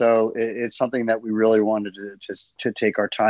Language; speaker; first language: English; native; English